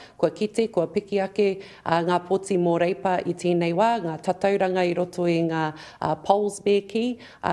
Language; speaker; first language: Māori; non-native, local second language; English